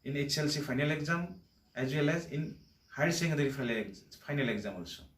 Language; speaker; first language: English; non-native, local second language; Assamese